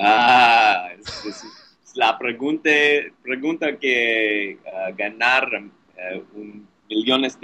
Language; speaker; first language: Spanish; non-native, learner; English